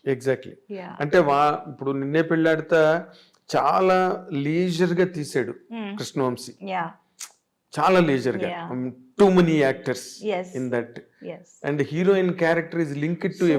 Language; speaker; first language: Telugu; native; Telugu